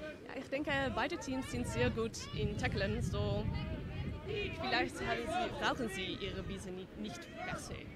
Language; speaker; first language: German; non-native, learner; Dutch